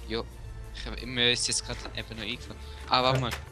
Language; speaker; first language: German; native; German